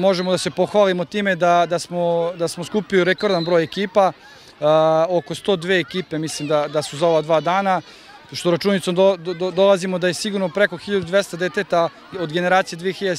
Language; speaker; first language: Croatian; native; Croatian